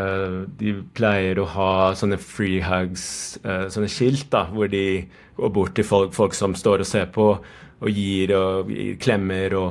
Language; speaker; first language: Norwegian; non-native, fluent; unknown